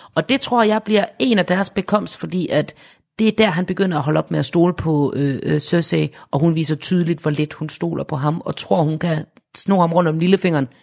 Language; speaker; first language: Danish; native; Danish